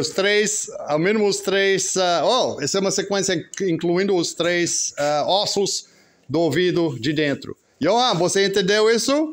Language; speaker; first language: Portuguese; non-native, fluent; English